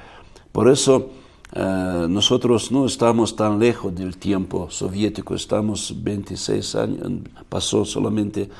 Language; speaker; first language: Spanish; non-native, fluent; Russian